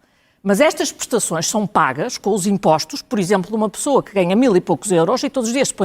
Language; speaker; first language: Portuguese; native; Portuguese